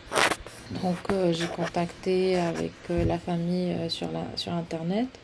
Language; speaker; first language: French; non-native, fluent; Spanish